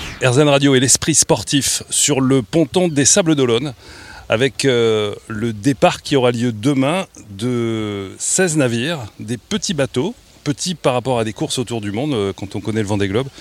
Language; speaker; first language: French; native; French